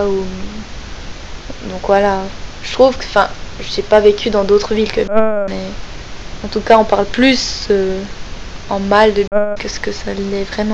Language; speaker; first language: French; native; French